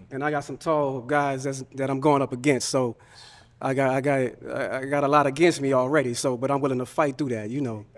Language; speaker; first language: English; native; English